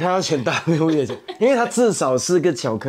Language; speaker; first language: Chinese; native; Chinese